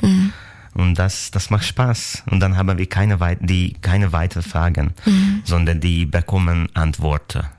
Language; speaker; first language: German; non-native, fluent; Hungarian